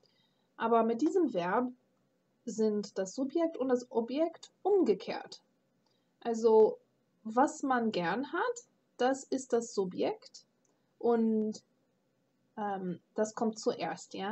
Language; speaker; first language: German; non-native, fluent; English